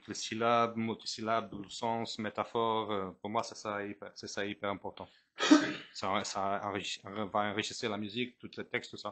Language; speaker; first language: French; non-native, fluent; Portuguese